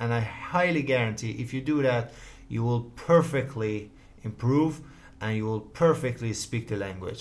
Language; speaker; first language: English; non-native, fluent; Persian